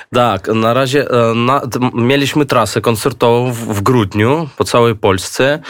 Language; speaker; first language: Polish; non-native, fluent; Russian